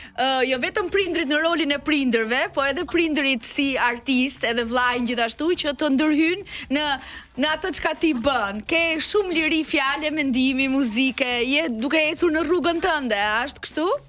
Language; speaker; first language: Albanian; native; Albanian